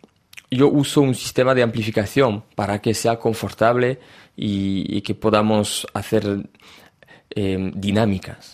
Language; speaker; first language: Spanish; early bilingual, heritage; French